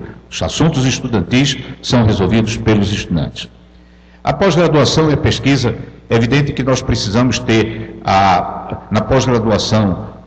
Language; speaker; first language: Portuguese; native; Portuguese